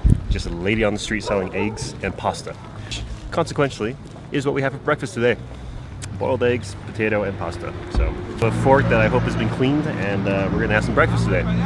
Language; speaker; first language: English; native; English